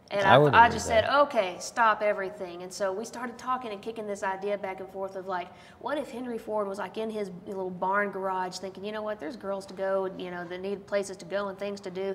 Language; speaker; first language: English; native; English